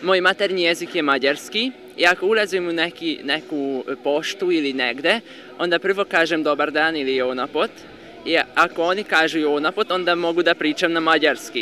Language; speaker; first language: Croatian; non-native, local second language; Hungarian